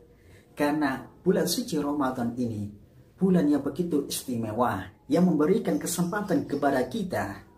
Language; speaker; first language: Indonesian; native; Indonesian